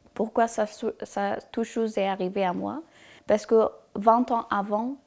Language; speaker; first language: French; non-native, fluent; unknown